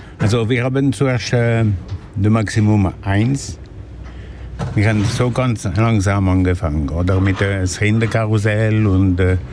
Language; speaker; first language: German; non-native, local second language; French